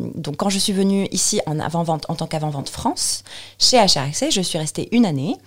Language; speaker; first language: French; non-native, local second language; Arabic